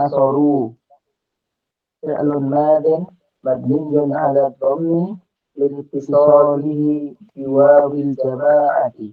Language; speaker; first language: Arabic; non-native, learner; Indonesian